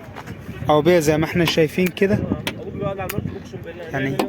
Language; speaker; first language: Arabic; native; Arabic